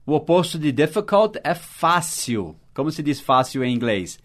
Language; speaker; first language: Portuguese; non-native, fluent; English